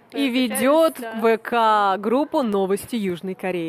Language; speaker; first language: Russian; native; Russian